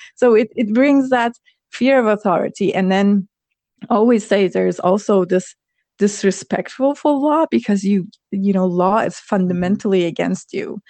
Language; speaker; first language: English; non-native, fluent; Persian